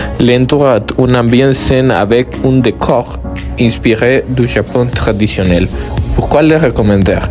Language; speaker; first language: French; non-native, learner; Spanish